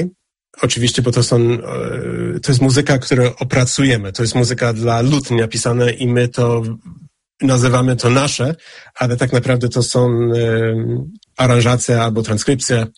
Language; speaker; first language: Polish; non-native, fluent; English